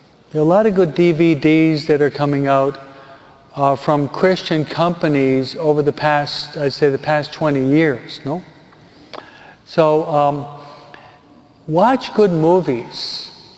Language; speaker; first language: English; native; English